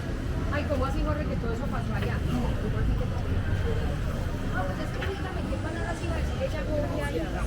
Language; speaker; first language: Spanish; native; Spanish